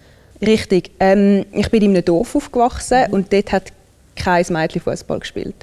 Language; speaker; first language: German; early bilingual, other home language; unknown